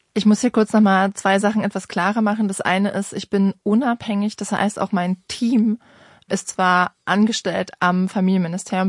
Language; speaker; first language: German; native; German